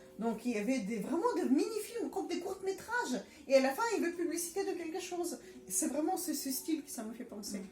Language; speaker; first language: French; non-native, fluent; Russian